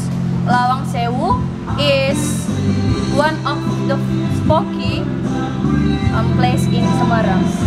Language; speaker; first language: English; non-native, learner; Indonesian